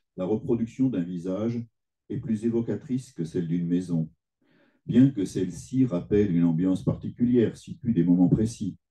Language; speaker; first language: French; native; French